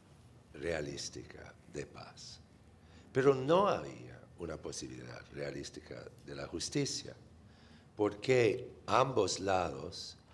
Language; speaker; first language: Spanish; non-native, fluent; English